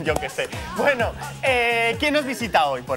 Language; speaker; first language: Spanish; native; Spanish